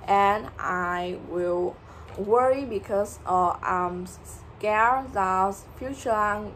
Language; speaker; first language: English; non-native, learner; Vietnamese